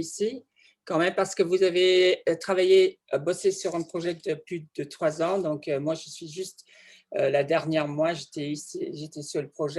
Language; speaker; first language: French; non-native, fluent; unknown